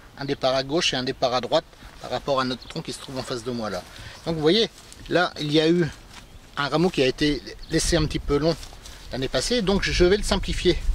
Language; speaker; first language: French; native; French